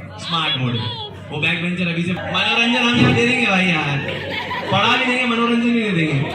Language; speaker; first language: Hindi; native; Hindi